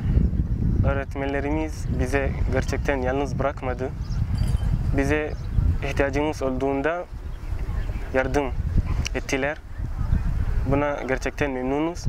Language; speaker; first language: Turkish; non-native, learner; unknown